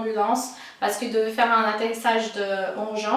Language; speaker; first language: French; non-native, fluent; Portuguese